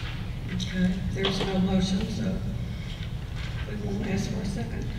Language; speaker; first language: English; native; English